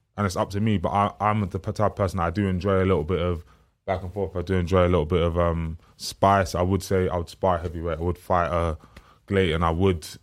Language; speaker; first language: English; native; English